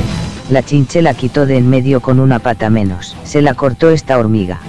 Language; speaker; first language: Spanish; native; Spanish